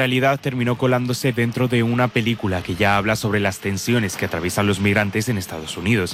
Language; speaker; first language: Spanish; native; Spanish